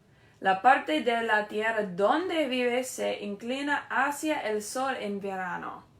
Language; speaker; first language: Spanish; non-native, learner; English